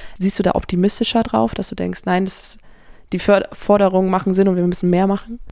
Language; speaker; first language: German; native; German